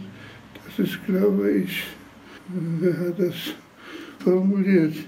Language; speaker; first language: German; non-native, fluent; Polish